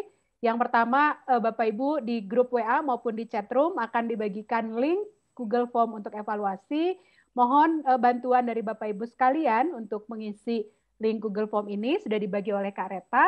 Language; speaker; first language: Indonesian; native; Indonesian